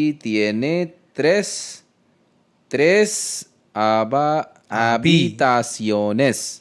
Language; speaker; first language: Spanish; non-native, learner; Hindi